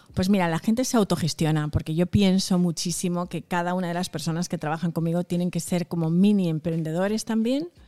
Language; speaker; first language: Spanish; early bilingual, other home language; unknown